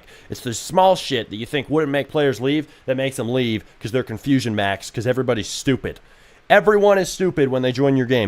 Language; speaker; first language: English; native; English